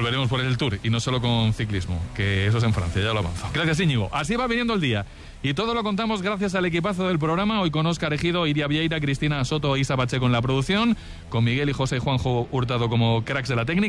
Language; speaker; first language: Spanish; native; Spanish